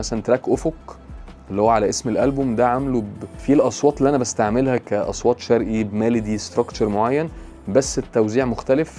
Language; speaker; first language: Arabic; native; Arabic